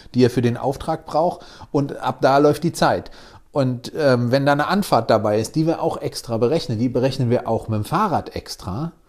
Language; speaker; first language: German; native; German